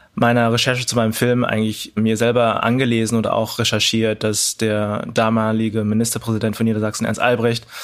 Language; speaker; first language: German; early bilingual, other home language; Cantonese